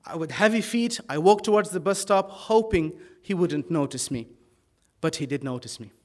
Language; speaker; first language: English; early bilingual, other home language; Dutch